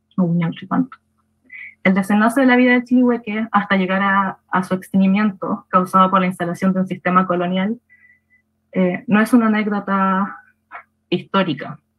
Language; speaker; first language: Spanish; native; Spanish